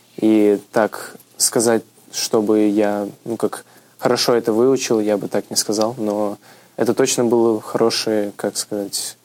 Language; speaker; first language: Russian; early bilingual, heritage; Russian